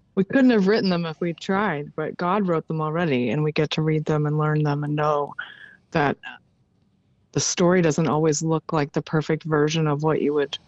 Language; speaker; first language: English; native; English